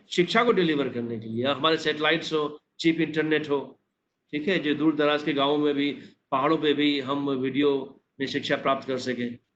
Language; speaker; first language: Hindi; non-native, local second language; Maithili